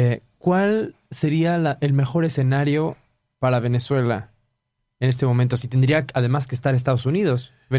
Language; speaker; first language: Spanish; native; Spanish